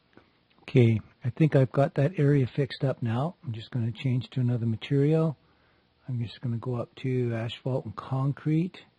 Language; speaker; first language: English; native; English